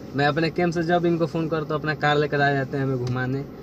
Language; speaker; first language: Hindi; native; Hindi